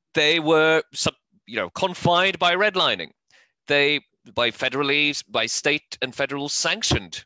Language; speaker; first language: English; non-native, fluent; Norwegian